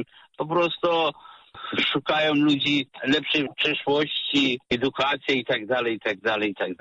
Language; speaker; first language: Polish; non-native, fluent; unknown